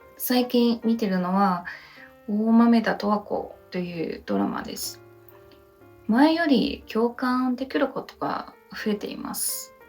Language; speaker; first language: Japanese; non-native, learner; Chinese